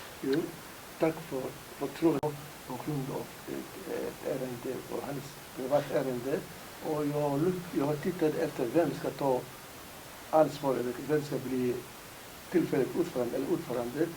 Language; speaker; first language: Swedish; non-native, fluent; Somali